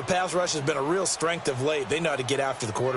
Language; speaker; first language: English; native; English